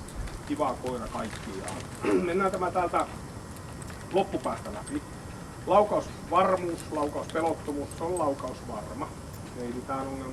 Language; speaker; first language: Finnish; native; Finnish